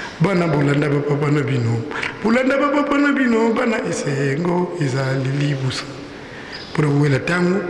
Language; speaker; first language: Lingala; native; Lingala